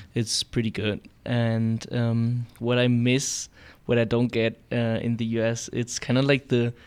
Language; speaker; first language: English; non-native, fluent; German